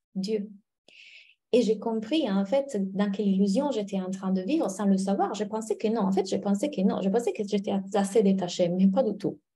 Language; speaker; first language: French; non-native, fluent; Italian